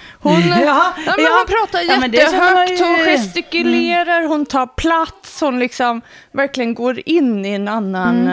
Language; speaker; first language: Swedish; native; Swedish